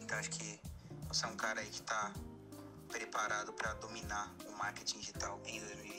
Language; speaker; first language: Portuguese; native; Portuguese